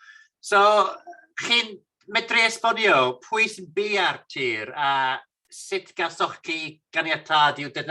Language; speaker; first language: Welsh; non-native, fluent; English